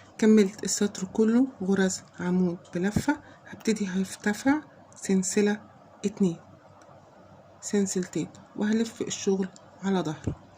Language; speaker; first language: Arabic; native; Arabic